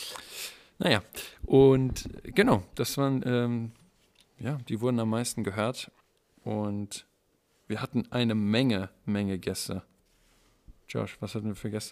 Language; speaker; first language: German; native; German